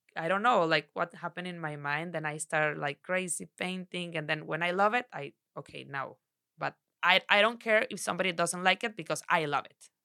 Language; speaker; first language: English; non-native, learner; Spanish